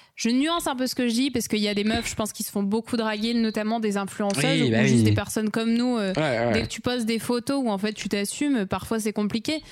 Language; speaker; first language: French; native; French